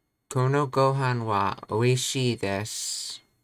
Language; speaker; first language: Japanese; non-native, learner; English